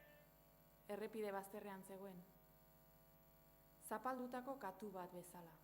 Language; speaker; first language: Basque; native; Basque